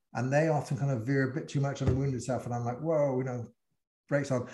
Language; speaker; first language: English; native; English